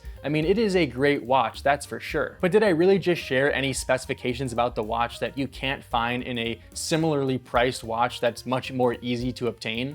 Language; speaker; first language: English; native; English